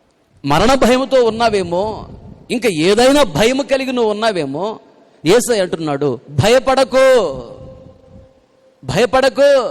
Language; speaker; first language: Telugu; native; Telugu